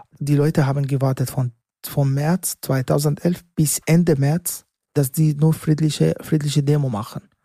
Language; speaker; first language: German; non-native, learner; Arabic